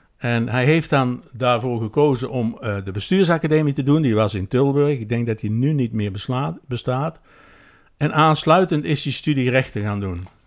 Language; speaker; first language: Dutch; native; Dutch